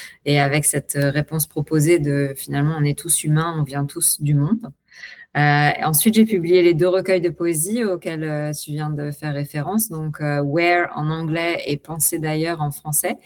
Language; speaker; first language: French; native; French